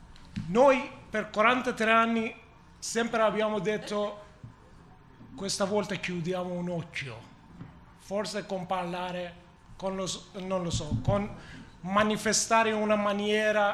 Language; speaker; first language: Italian; non-native, learner; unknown